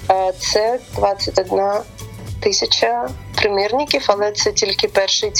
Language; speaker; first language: Ukrainian; non-native, local second language; Russian